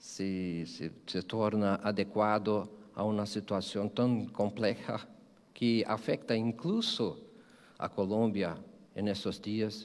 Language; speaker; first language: Spanish; non-native, fluent; Portuguese